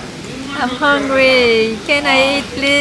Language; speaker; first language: English; non-native, fluent; French